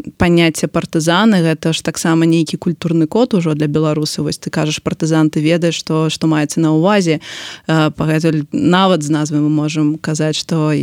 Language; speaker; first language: Belarusian; non-native, local second language; Russian